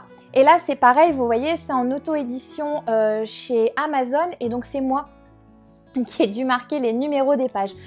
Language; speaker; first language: French; native; French